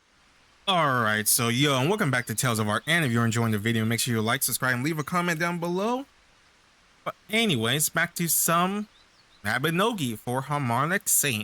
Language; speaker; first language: English; native; English